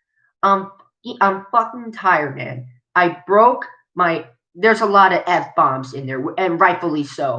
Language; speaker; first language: English; native; English